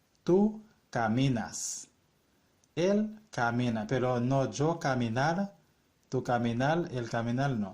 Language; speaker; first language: Spanish; non-native, fluent; Haitian Creole